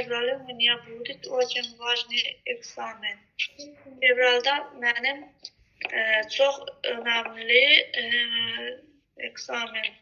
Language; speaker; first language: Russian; non-native, learner; Azerbaijani